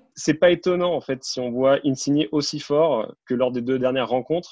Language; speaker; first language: French; native; French